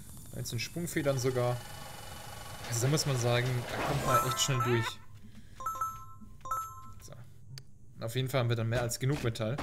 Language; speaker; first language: German; native; German